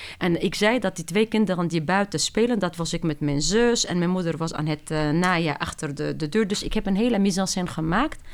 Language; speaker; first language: Dutch; non-native, fluent; Arabic